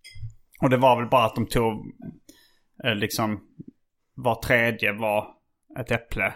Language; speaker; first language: Swedish; native; Swedish